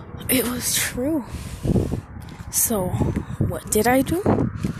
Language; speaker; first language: English; early bilingual, other home language; Spanish